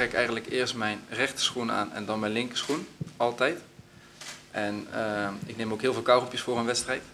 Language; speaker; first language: Dutch; native; Dutch